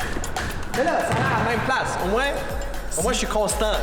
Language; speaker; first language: French; native; French